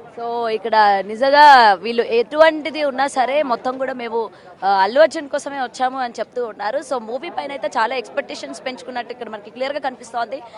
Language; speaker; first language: Telugu; native; Telugu